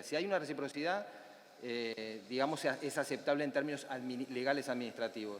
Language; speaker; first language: Spanish; native; Spanish